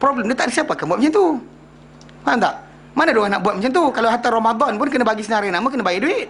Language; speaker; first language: Malay; native; Malay